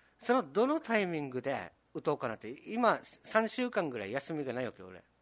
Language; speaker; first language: Japanese; native; Japanese